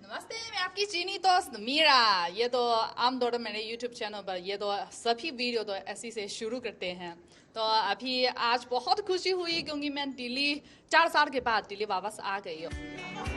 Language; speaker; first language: Hindi; non-native, learner; Chinese